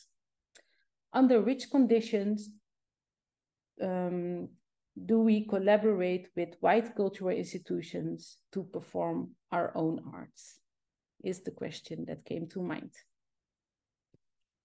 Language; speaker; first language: English; non-native, fluent; Dutch